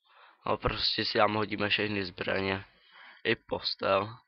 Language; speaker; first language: Czech; native; Czech